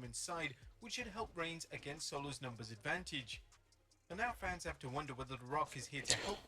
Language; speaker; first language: English; native; English